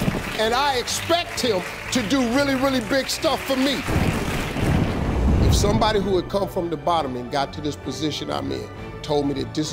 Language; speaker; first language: English; native; English